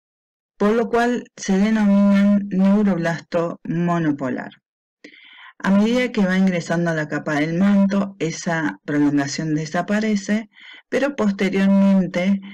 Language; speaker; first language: Spanish; native; Spanish